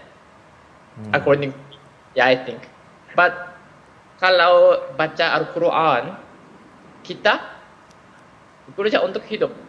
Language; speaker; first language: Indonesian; non-native, fluent; Japanese